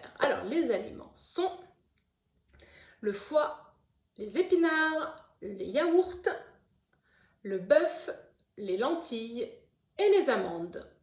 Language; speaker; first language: French; native; French